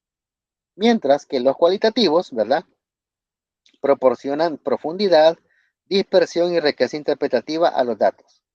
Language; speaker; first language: Spanish; native; Spanish